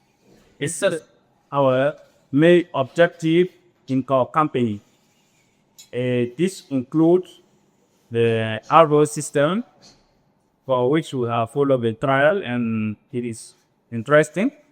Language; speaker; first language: English; non-native, learner; French